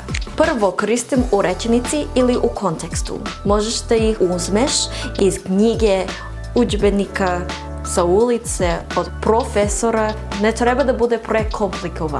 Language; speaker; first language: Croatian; non-native, fluent; English